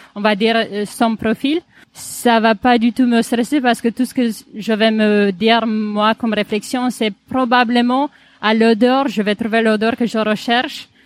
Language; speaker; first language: French; non-native, fluent; Romanian